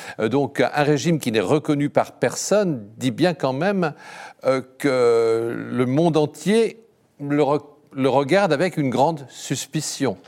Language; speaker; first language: French; native; French